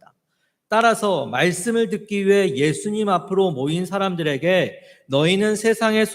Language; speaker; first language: Korean; native; Korean